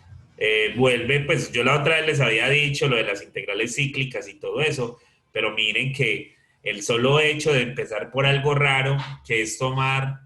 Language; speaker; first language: Spanish; native; Spanish